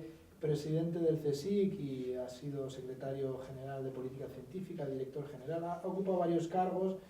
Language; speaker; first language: Spanish; native; Spanish